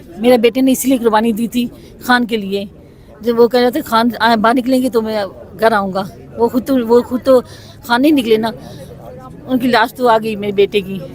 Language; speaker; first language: Urdu; non-native, local second language; Pahari-Potwari